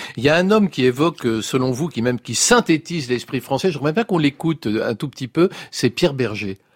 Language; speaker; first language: French; native; French